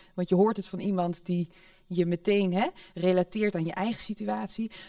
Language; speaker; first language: Dutch; native; Dutch